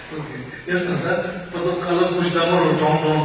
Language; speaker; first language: Russian; non-native, learner; Tibetan